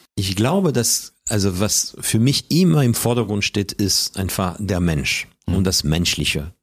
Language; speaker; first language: German; non-native, fluent; French